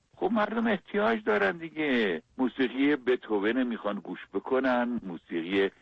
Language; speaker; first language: Persian; native; Persian